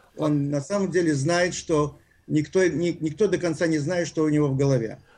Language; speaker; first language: Russian; native; Russian